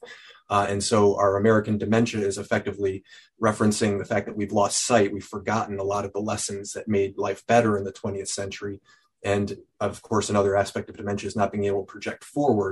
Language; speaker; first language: English; native; English